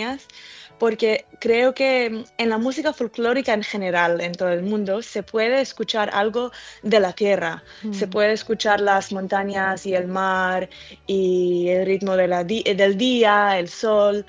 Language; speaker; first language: Spanish; early bilingual, heritage; English